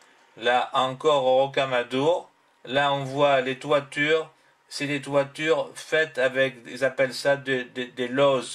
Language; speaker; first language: French; native; French